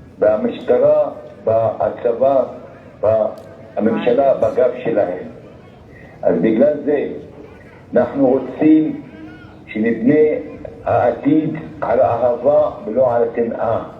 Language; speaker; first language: Hebrew; non-native, local second language; Arabic